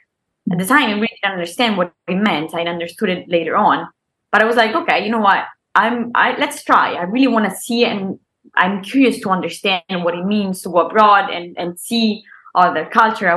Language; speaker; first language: English; non-native, fluent; Italian